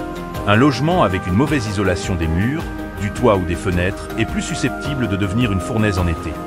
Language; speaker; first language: French; native; French